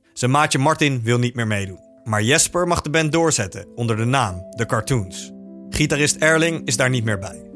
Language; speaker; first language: Dutch; native; Dutch